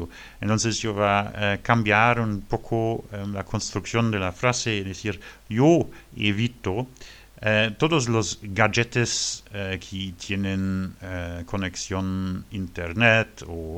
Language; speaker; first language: Spanish; non-native, learner; French